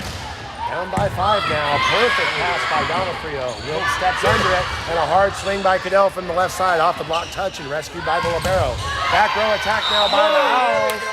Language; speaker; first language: English; native; English